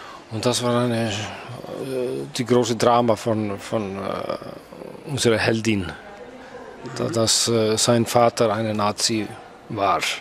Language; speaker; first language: German; non-native, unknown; Icelandic